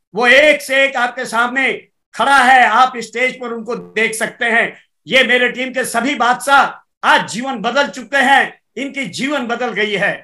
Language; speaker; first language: Hindi; native; Hindi